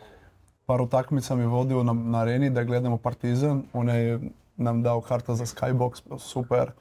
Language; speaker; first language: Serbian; non-native, learner; Portuguese